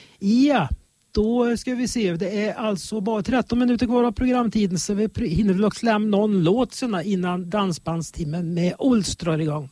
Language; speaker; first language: Swedish; native; Swedish